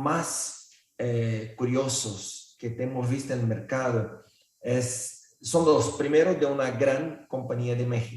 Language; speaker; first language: Spanish; non-native, fluent; Portuguese